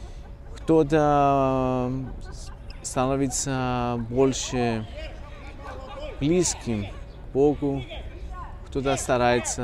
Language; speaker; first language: Russian; non-native, fluent; Greek